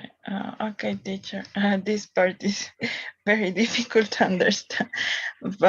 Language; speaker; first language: English; non-native, learner; Spanish